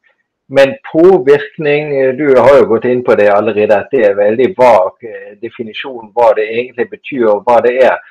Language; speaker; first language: Norwegian; non-native, fluent; German